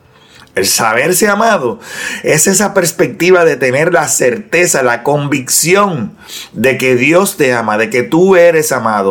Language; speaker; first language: Spanish; native; Spanish